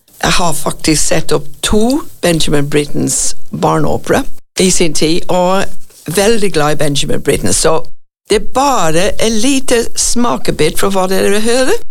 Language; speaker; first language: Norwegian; non-native, fluent; English